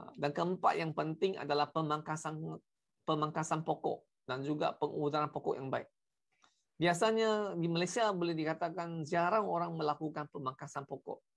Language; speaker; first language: Malay; non-native, local second language; Chinese